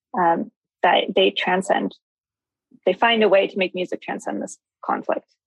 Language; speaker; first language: English; native; English